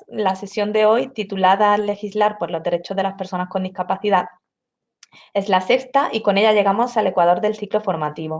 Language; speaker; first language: Spanish; native; Spanish